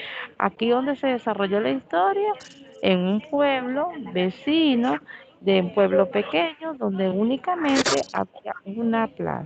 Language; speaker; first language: Spanish; native; Spanish